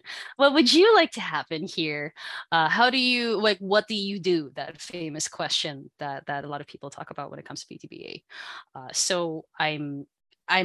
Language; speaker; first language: English; non-native, local second language; Filipino